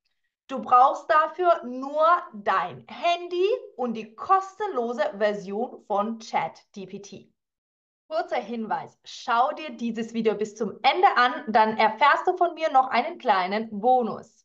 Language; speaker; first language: German; non-native, fluent; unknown